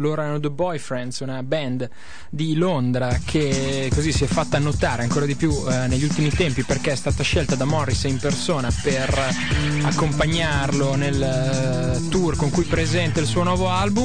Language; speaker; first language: Italian; native; Italian